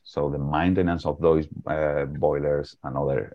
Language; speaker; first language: English; non-native, fluent; Spanish